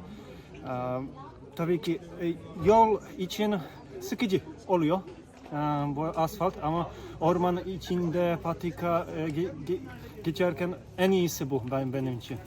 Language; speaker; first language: Turkish; non-native, learner; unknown